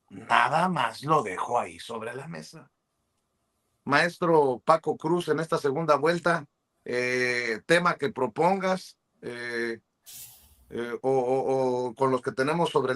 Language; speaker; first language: Spanish; native; Spanish